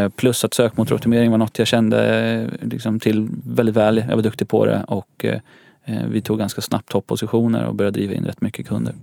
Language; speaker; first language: Swedish; native; Swedish